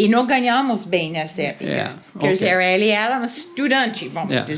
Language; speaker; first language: Portuguese; non-native, fluent; English